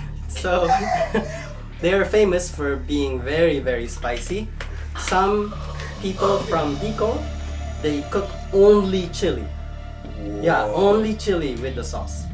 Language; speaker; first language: English; non-native, local second language; Filipino